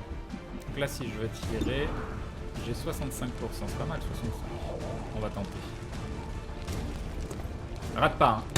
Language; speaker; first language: French; native; French